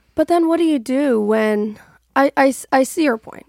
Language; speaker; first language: English; non-native, fluent; Persian